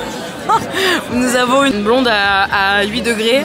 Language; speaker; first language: French; native; French